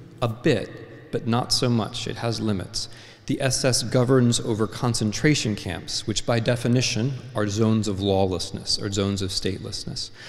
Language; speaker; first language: English; native; English